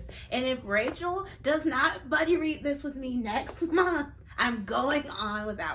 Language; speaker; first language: English; native; English